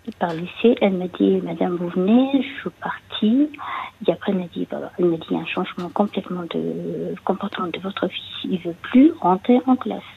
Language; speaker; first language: French; non-native, local second language; Arabic